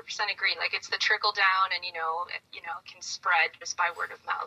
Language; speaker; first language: English; native; English